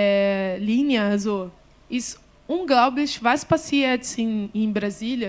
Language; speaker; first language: German; non-native, learner; Portuguese